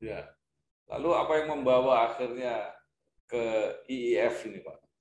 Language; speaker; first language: Indonesian; native; Indonesian